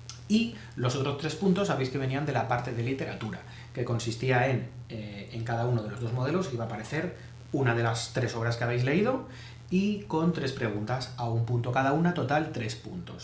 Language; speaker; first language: Spanish; native; Spanish